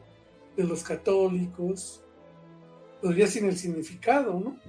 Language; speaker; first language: Spanish; native; Spanish